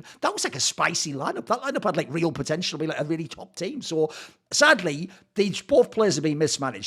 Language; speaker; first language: English; native; English